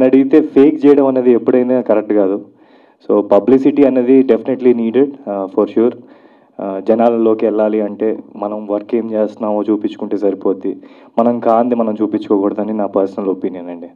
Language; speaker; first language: Telugu; native; Telugu